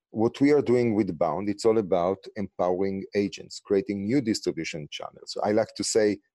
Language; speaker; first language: English; non-native, fluent; Hebrew